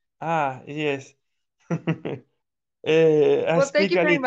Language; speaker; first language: English; non-native, learner; Italian